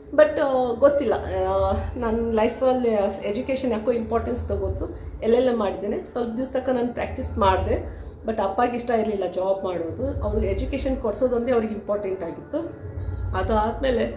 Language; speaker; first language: Kannada; native; Kannada